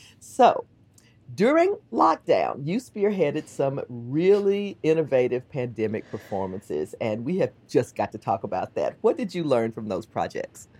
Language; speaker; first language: English; native; English